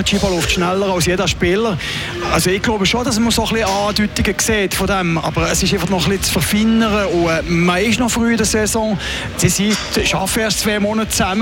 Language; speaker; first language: German; native; German